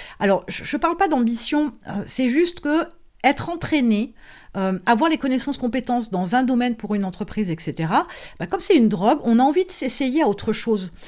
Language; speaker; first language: French; native; French